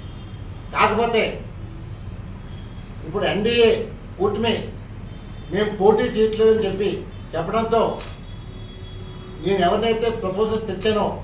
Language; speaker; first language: Telugu; native; Telugu